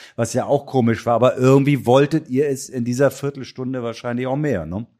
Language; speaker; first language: German; native; German